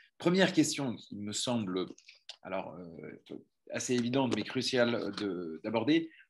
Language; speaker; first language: French; native; French